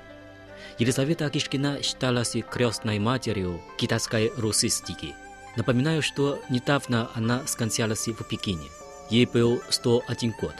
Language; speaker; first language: Russian; non-native, fluent; Chinese